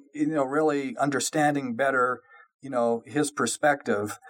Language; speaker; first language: English; native; English